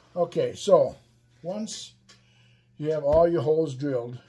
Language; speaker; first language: English; native; English